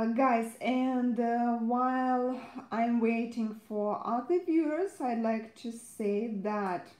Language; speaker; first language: English; non-native, fluent; Russian